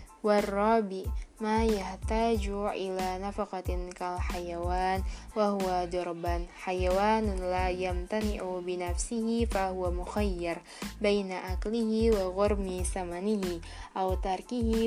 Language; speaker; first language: Arabic; non-native, fluent; Indonesian